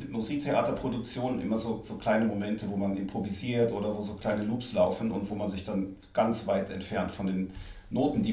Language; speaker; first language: German; native; German